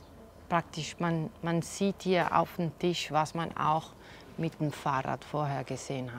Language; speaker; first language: German; non-native, fluent; Italian